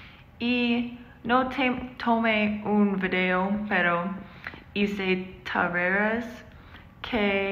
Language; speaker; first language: Spanish; non-native, learner; English